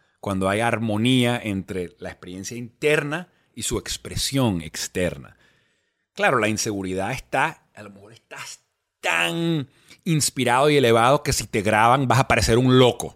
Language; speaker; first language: Spanish; native; Spanish